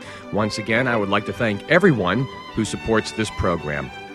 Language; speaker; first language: English; native; English